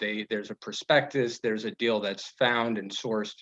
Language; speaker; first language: English; native; English